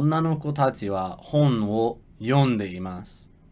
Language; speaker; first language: Japanese; non-native, learner; English